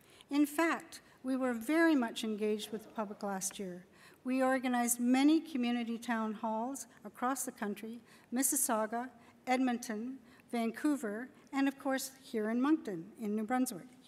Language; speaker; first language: English; native; English